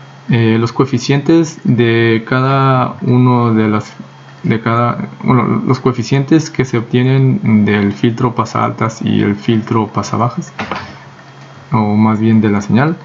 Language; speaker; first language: Spanish; native; Spanish